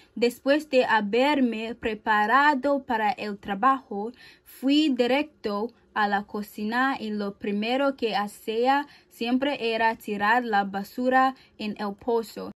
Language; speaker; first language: Spanish; non-native, learner; English